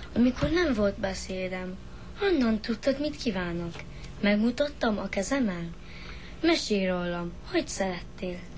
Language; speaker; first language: Hungarian; early bilingual, heritage; Hungarian